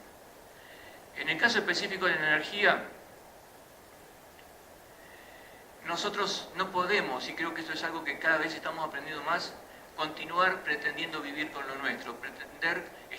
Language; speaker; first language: Spanish; native; Spanish